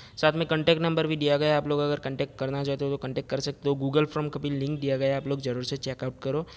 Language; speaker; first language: Hindi; non-native, local second language; Assamese